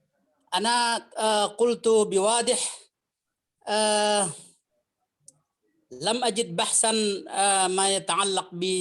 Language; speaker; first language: Arabic; non-native, fluent; Indonesian